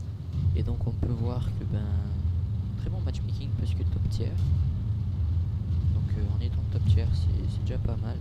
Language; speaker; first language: French; native; French